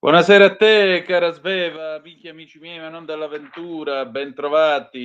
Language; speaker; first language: Italian; native; Italian